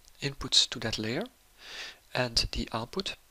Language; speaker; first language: English; non-native, fluent; Dutch